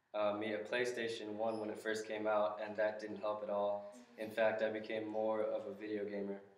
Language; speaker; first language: English; native; English